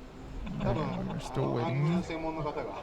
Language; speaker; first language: Japanese; native; Japanese